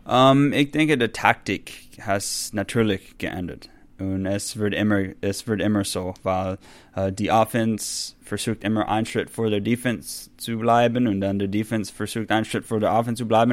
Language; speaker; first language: German; non-native, fluent; English